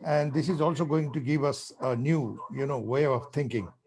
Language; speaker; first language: English; non-native, local second language; Nepali